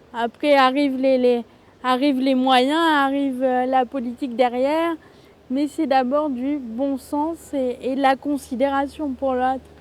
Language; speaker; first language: French; native; French